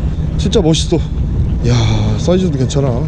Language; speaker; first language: Korean; native; Korean